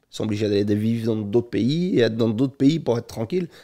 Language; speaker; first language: French; native; French